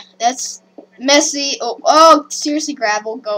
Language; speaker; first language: English; native; English